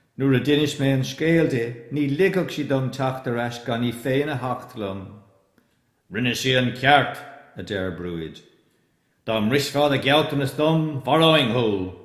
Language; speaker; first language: Irish; native; Irish